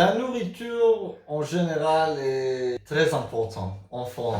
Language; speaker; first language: French; non-native, learner; Hebrew